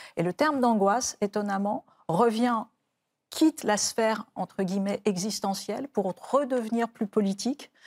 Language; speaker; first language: French; native; French